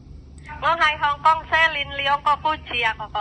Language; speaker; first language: Cantonese; non-native, learner; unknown